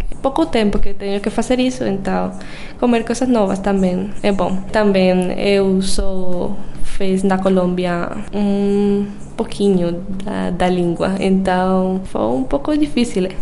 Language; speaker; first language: Portuguese; non-native, learner; Spanish